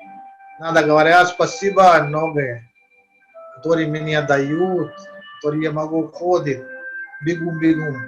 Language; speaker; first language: Russian; non-native, learner; Hindi